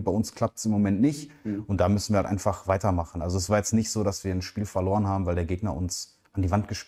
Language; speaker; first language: German; native; German